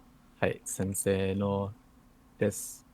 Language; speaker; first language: Japanese; non-native, learner; English